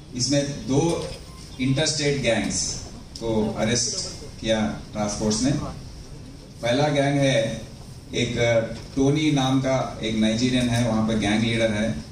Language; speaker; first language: Hindi; non-native, local second language; Telugu